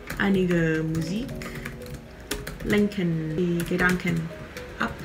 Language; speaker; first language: German; non-native, fluent; Vietnamese